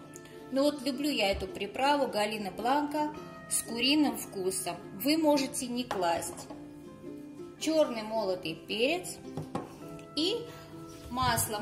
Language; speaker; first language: Russian; non-native, fluent; Armenian